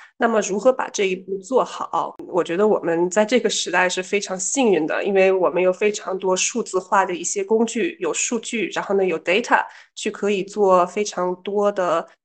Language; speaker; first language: Chinese; early bilingual, heritage; Chinese